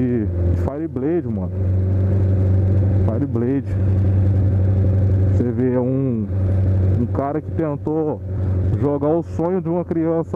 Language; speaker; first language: Portuguese; native; Portuguese